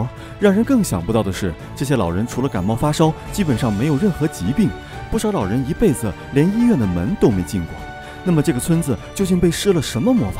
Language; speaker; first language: Chinese; native; Chinese